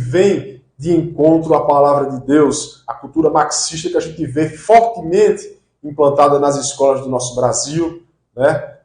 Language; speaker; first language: Portuguese; native; Portuguese